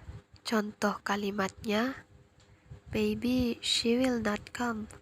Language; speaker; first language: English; non-native, learner; Indonesian